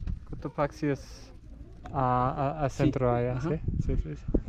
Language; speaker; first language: Spanish; non-native, learner; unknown